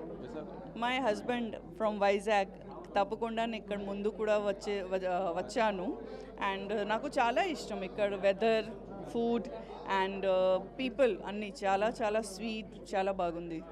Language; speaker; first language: Telugu; non-native, learner; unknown